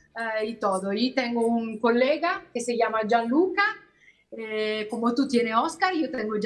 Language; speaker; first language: Spanish; non-native, learner; Italian